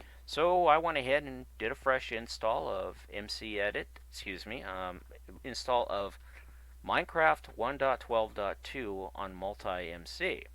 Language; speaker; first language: English; native; English